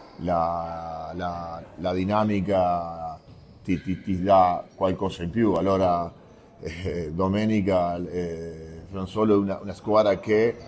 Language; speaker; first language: Italian; non-native, fluent; Spanish